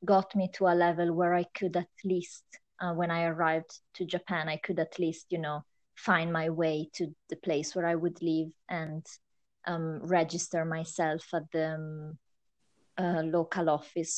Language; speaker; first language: English; non-native, fluent; Italian